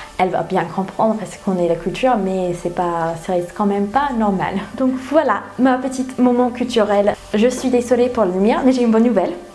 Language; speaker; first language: French; non-native, fluent; English